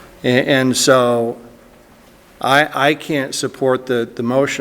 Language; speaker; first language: English; native; English